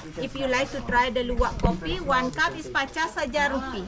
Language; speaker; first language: English; non-native, learner; Balinese